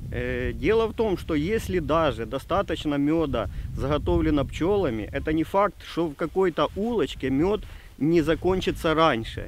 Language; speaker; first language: Russian; native; Russian